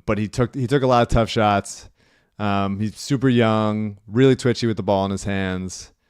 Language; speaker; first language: English; native; English